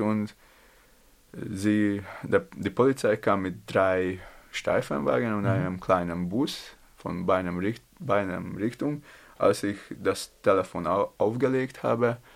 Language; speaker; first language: German; non-native, learner; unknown